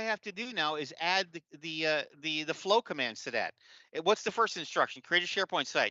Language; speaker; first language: English; native; English